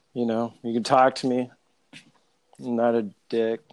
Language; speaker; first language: English; native; English